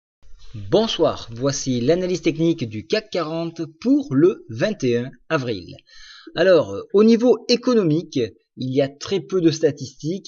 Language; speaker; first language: French; native; French